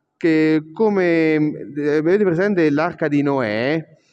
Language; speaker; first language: Italian; native; Italian